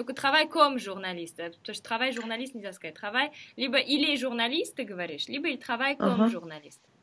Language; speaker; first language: French; non-native, fluent; Russian